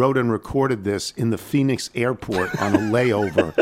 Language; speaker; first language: English; native; English